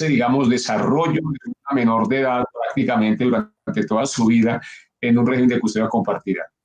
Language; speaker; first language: Spanish; native; Spanish